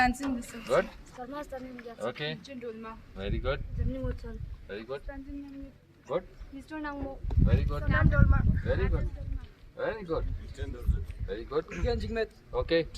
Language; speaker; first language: English; non-native, local second language; Hindi